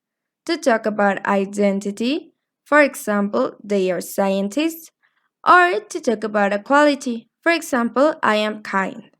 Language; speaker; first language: English; non-native, fluent; Spanish